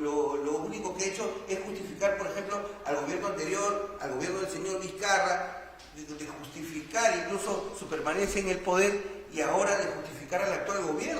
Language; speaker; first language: Spanish; native; Spanish